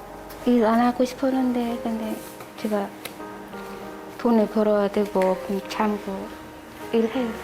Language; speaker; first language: Korean; non-native, learner; Khmer